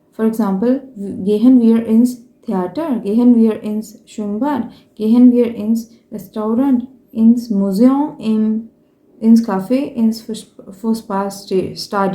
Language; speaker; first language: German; non-native, fluent; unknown